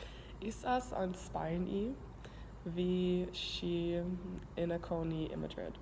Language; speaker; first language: Irish; non-native, learner; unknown